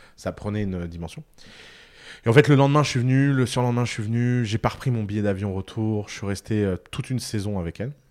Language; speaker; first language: French; early bilingual, other home language; Arabic